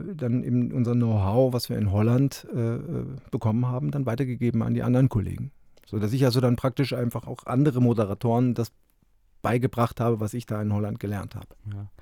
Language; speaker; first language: German; native; German